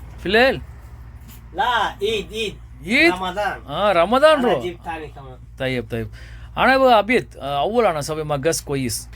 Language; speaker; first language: Arabic; non-native, learner; Tamil